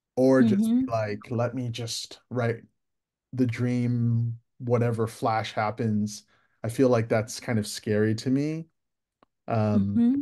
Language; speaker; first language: English; native; English